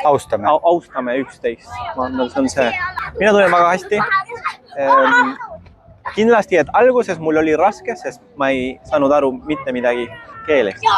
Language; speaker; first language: Estonian; non-native, fluent; Spanish